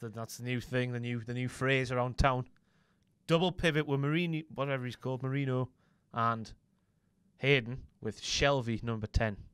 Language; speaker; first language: English; native; English